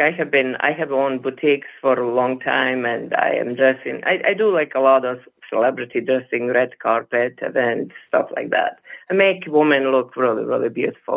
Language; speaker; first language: English; non-native, fluent; Serbian